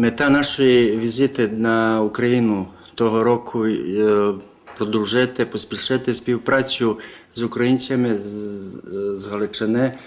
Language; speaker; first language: Ukrainian; early bilingual, heritage; Ukrainian